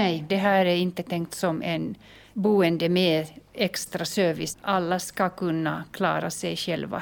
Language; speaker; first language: Swedish; non-native, fluent; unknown